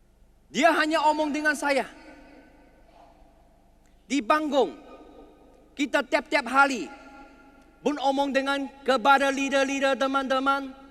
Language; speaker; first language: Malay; non-native, learner; Chinese